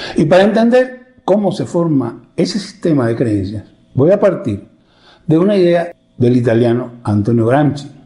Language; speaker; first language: Spanish; native; Spanish